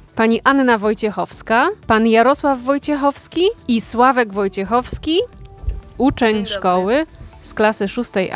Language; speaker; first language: Polish; native; Polish